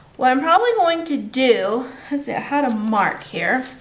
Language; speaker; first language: English; native; English